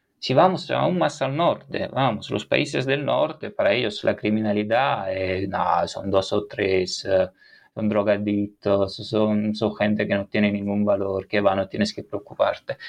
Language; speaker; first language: Spanish; non-native, fluent; Italian